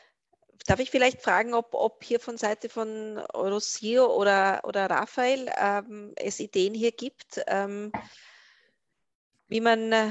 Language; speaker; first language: German; native; German